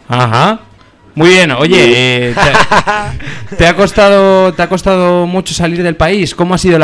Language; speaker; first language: Spanish; native; Spanish